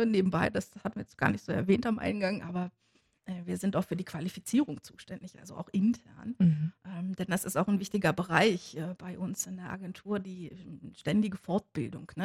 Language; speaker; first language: German; native; German